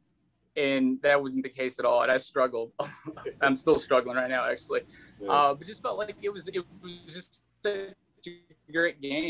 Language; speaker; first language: English; native; English